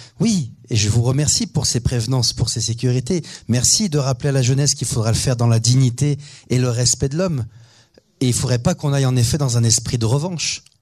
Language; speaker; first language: French; native; French